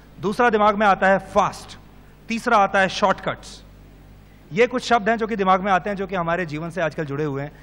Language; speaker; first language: Hindi; native; Hindi